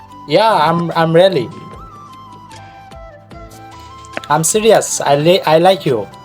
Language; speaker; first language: English; non-native, fluent; Bangla